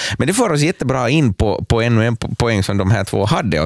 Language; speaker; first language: Swedish; native; Swedish